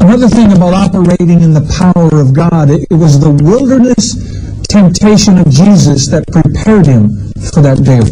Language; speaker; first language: English; native; English